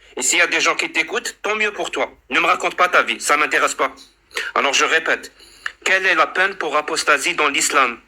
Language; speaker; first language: French; non-native, local second language; Arabic